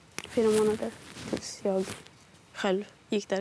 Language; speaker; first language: Swedish; early bilingual, other home language; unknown